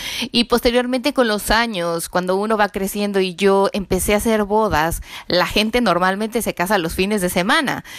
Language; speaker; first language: Spanish; native; Spanish